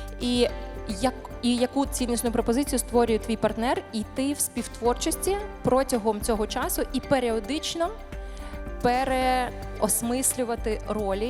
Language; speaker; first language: Ukrainian; native; Ukrainian